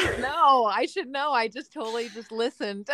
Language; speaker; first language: English; native; English